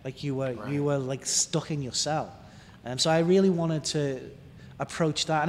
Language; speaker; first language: English; native; English